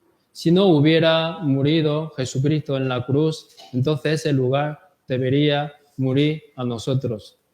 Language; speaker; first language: Spanish; non-native, learner; Korean